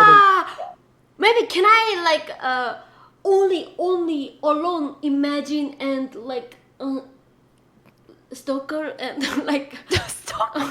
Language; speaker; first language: English; non-native, learner; Korean